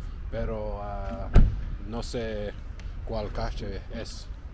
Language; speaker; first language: Spanish; non-native, learner; English